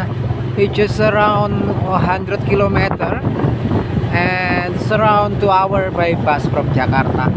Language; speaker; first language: English; non-native, learner; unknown